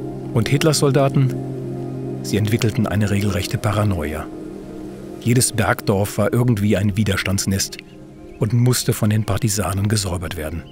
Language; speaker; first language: German; native; German